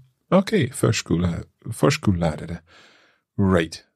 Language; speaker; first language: Swedish; non-native, learner; English